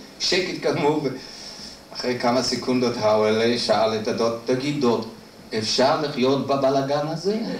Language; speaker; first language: Hebrew; non-native, fluent; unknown